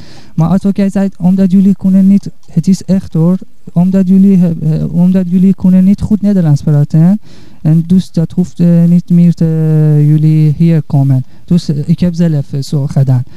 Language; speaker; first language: Dutch; non-native, learner; Persian